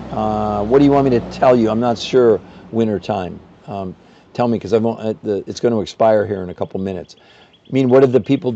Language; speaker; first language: English; native; English